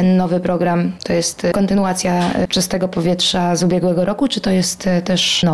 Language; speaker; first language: Polish; native; Polish